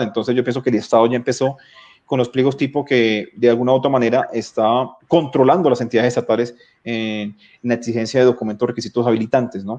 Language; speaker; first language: Spanish; native; Spanish